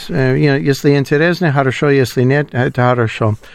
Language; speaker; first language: Russian; non-native, learner; English